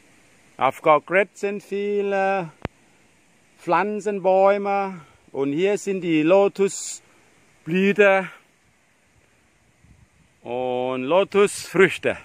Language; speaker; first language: German; non-native, fluent; Thai